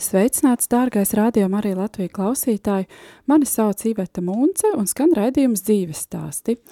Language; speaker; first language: Latvian; native; Latvian